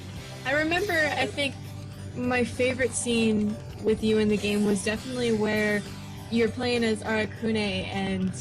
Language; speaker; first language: English; native; English